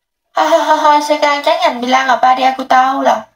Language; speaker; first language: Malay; non-native, learner; Vietnamese